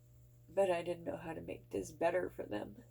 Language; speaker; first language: English; native; English